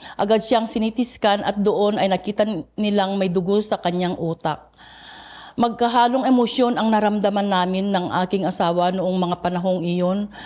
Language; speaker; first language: Filipino; non-native, local second language; Iloko